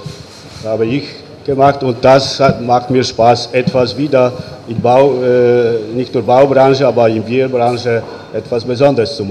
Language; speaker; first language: German; non-native, fluent; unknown